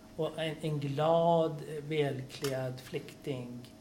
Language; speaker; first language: Swedish; non-native, fluent; Persian